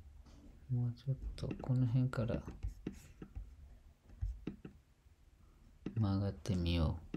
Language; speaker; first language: Japanese; non-native, fluent; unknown